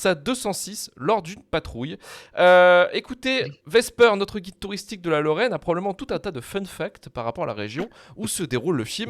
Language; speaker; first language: French; native; French